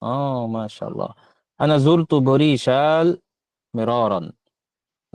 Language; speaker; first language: Arabic; non-native, fluent; Bangla